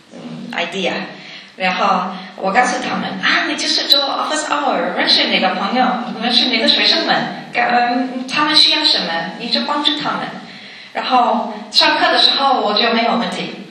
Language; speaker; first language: Chinese; non-native, learner; English